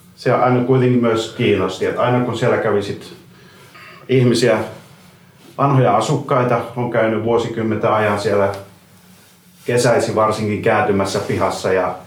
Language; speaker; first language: Finnish; native; Finnish